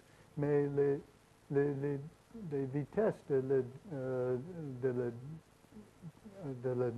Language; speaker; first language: French; non-native, learner; English